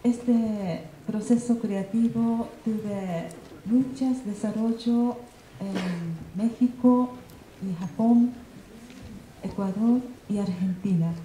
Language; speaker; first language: Spanish; non-native, learner; Japanese